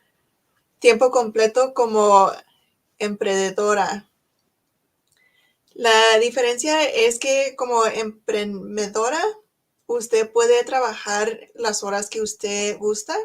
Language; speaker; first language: Spanish; early bilingual, heritage; Spanish